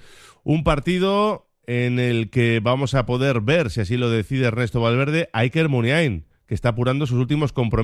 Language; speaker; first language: Spanish; native; Spanish